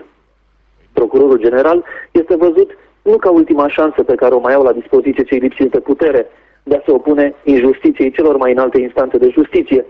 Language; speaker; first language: Romanian; native; Romanian